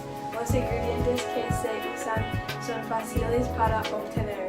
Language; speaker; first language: Spanish; non-native, learner; English